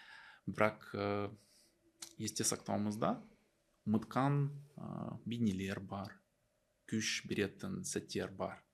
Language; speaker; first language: Kazakh; non-native, learner; Russian